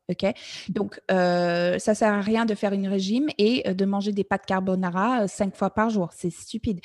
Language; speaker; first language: French; non-native, fluent; English